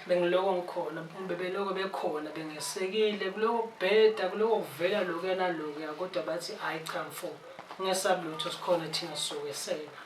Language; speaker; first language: Zulu; non-native, local second language; Tswana